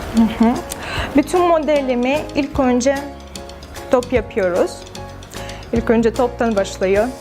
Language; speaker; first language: Turkish; non-native, fluent; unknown